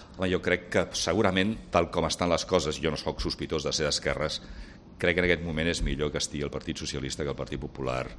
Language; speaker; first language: Catalan; native; Catalan